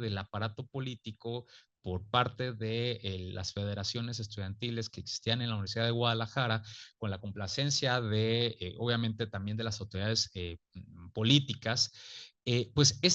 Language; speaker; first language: Spanish; native; Spanish